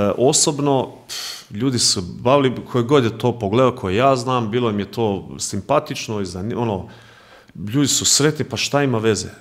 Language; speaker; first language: Croatian; early bilingual, heritage; Croatian